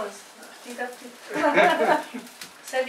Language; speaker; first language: French; non-native, learner; Spanish